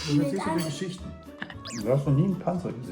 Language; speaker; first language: German; native; German